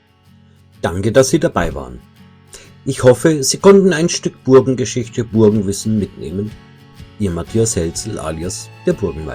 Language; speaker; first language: German; native; German